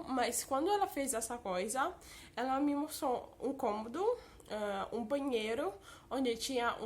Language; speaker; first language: Portuguese; early bilingual, heritage; Portuguese